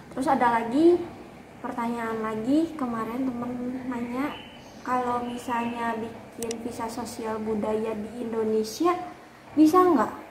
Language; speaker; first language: Indonesian; native; Indonesian